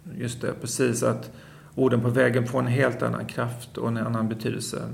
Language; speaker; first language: Swedish; native; Swedish